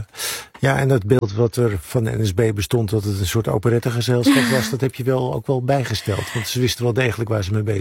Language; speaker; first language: Dutch; native; Dutch